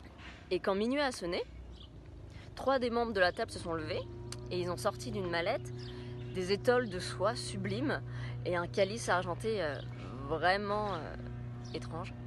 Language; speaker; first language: French; native; French